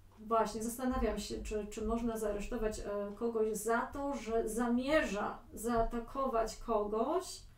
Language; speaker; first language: Polish; native; Polish